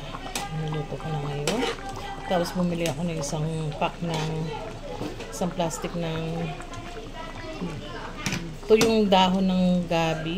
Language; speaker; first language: Filipino; non-native, local second language; Bikol